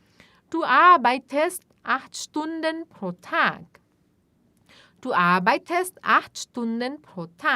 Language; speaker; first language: German; non-native, fluent; Portuguese